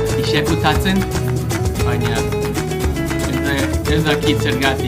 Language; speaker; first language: Basque; non-native, learner; English